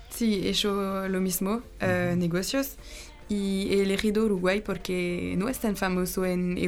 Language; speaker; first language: Spanish; non-native, learner; French